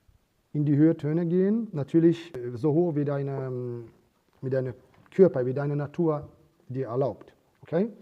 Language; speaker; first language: German; non-native, fluent; Russian